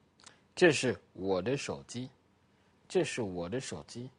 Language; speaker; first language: Chinese; non-native, fluent; French